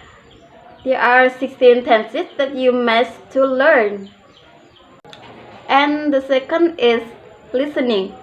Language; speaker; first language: English; non-native, learner; Indonesian